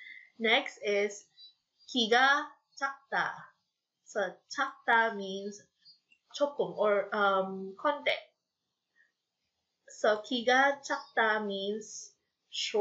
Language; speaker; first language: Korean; non-native, fluent; Filipino